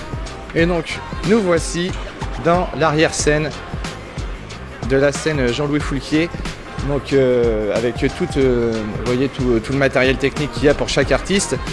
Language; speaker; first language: French; native; French